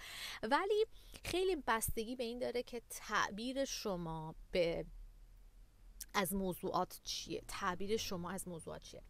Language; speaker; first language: Persian; native; Persian